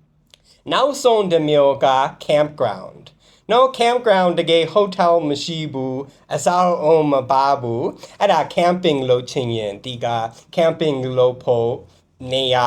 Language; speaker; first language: Burmese; non-native, fluent; English